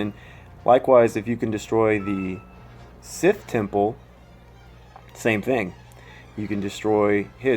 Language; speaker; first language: English; native; English